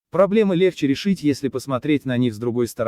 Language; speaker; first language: Russian; native; Russian